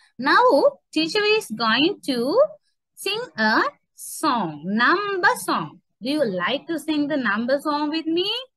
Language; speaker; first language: English; non-native, local second language; Sinhala